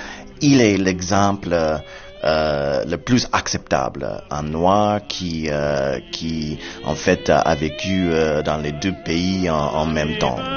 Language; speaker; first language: French; non-native, fluent; English